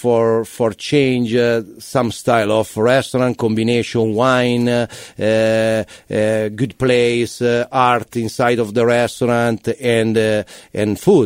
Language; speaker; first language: English; non-native, learner; Italian